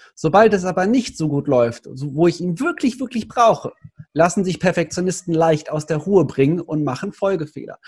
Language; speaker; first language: German; native; German